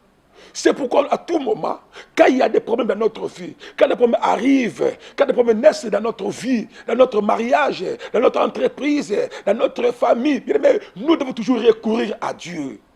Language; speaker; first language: French; non-native, local second language; Lingala